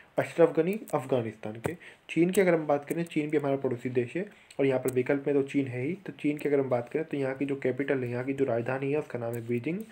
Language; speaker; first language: Hindi; native; Hindi